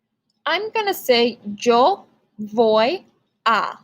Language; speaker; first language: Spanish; non-native, fluent; English